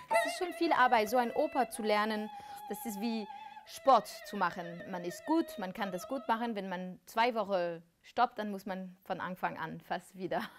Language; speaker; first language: German; non-native, fluent; French